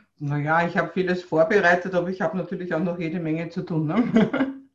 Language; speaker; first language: German; native; German